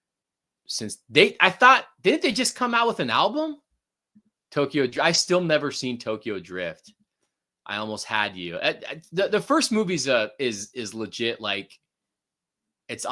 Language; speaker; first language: English; native; English